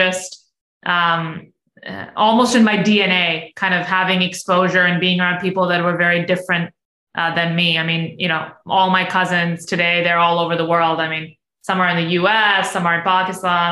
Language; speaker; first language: English; non-native, local second language; Urdu